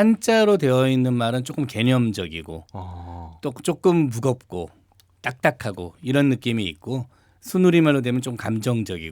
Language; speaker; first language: Korean; native; Korean